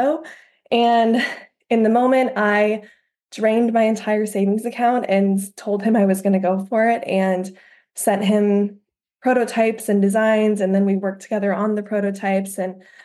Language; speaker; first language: English; native; English